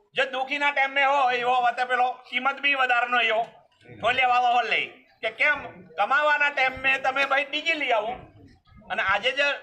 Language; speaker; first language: Gujarati; non-native, local second language; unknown